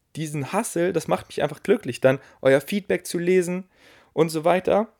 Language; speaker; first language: German; native; German